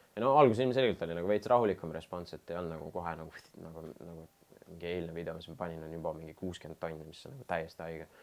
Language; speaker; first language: Estonian; non-native, local second language; Russian